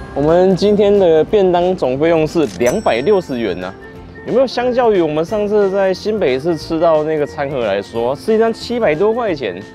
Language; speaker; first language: Chinese; native; Chinese